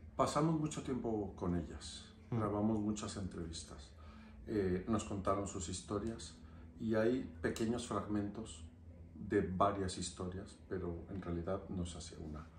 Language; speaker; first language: Spanish; native; Spanish